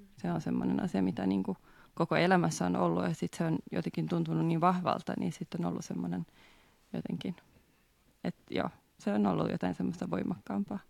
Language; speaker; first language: Finnish; native; Finnish